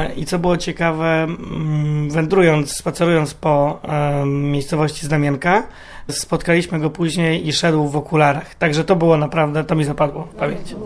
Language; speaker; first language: Polish; native; Polish